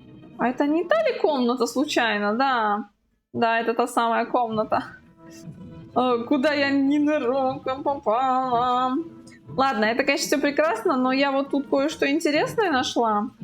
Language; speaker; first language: Russian; native; Russian